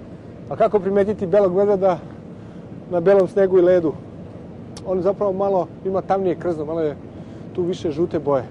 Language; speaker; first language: Serbian; native; Serbian